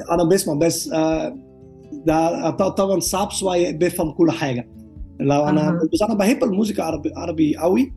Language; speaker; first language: Arabic; non-native, learner; Dutch